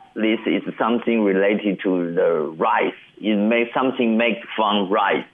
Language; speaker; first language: English; non-native, learner; Chinese